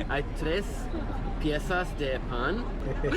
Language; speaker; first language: Spanish; non-native, learner; English